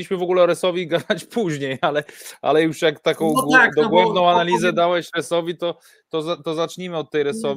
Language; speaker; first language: Polish; native; Polish